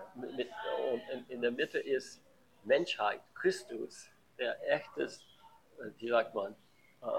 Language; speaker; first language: German; non-native, learner; English